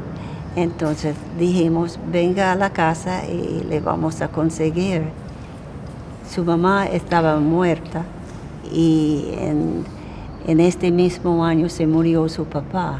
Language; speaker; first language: Spanish; non-native, fluent; English